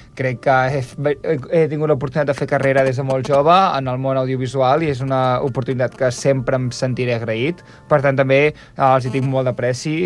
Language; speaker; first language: Catalan; early bilingual, other home language; Chinese